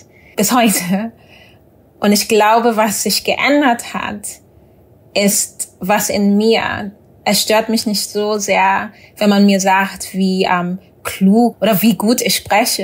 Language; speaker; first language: German; early bilingual, other home language; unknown